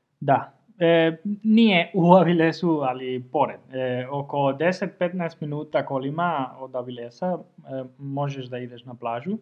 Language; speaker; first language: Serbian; non-native, fluent; Spanish